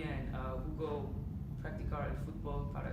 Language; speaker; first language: Spanish; non-native, learner; English